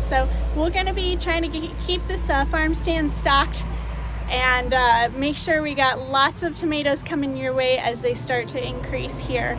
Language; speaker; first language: English; native; English